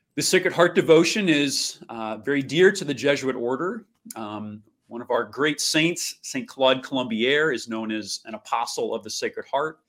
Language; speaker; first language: English; native; English